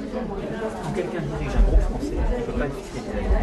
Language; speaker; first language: French; native; French